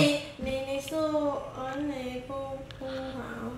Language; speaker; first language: Chinese; non-native, learner; Vietnamese